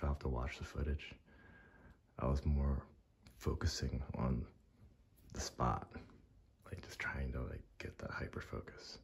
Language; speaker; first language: English; native; English